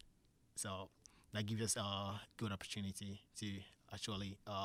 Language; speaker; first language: English; non-native, local second language; Akan